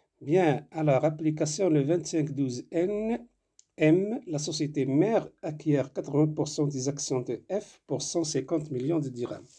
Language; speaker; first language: French; non-native, local second language; Arabic